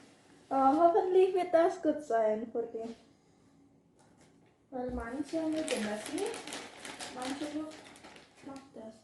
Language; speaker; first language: German; non-native, learner; Indonesian